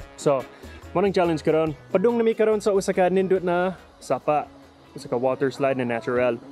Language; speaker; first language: Cebuano; non-native, fluent; English